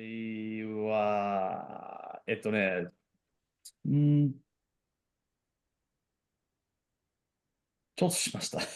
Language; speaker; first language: Japanese; non-native, learner; English